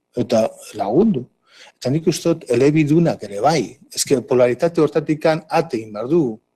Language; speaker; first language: Basque; native; Basque